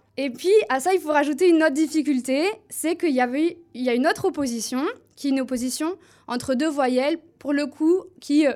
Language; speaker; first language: French; native; French